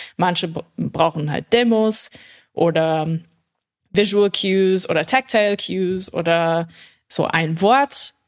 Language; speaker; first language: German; early bilingual, heritage; English